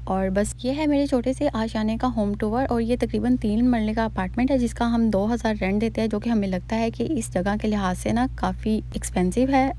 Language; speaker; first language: Hindi; non-native, local second language; Punjabi